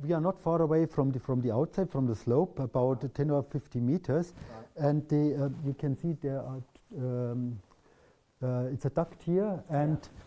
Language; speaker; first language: English; non-native, fluent; German